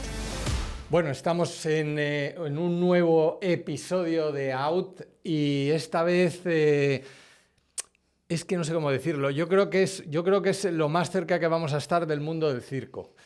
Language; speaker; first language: Spanish; native; Spanish